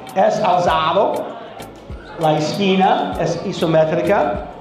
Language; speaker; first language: Spanish; non-native, learner; English